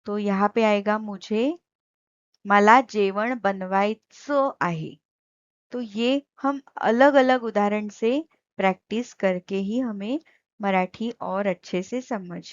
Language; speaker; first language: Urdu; non-native, local second language; Marathi